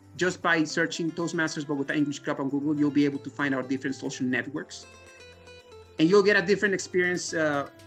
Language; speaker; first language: English; non-native, fluent; Spanish